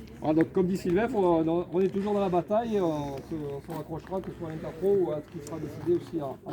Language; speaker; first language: French; native; French